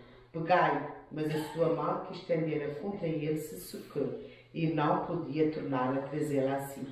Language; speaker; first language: Portuguese; native; Portuguese